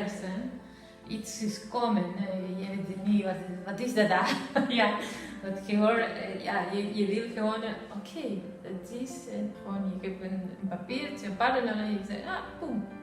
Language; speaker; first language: Dutch; non-native, learner; Spanish